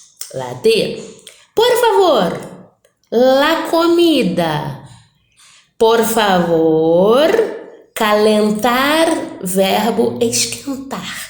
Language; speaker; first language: Spanish; non-native, fluent; Portuguese